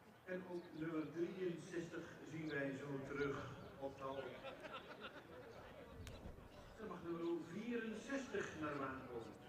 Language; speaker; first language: Dutch; native; Dutch